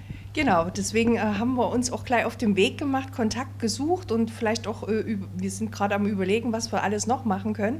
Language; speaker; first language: German; native; German